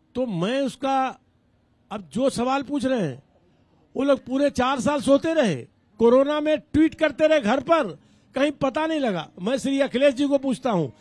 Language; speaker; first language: Hindi; native; Hindi